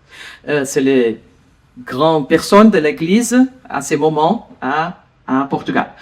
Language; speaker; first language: French; non-native, learner; Portuguese